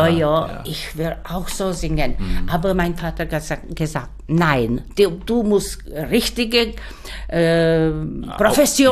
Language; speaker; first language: German; non-native, learner; Czech